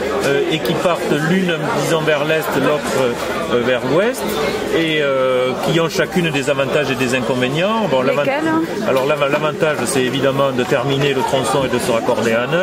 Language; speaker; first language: French; native; French